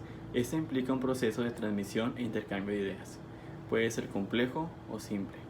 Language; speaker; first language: Spanish; native; Spanish